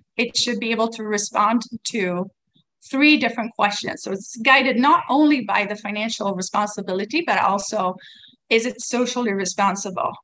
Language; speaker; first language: English; non-native, fluent; Swedish